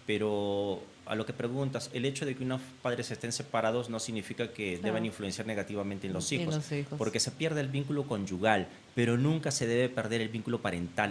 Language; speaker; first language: Spanish; native; Spanish